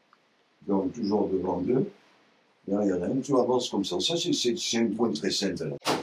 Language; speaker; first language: French; native; French